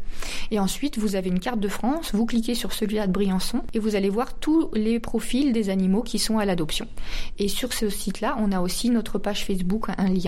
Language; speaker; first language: French; native; French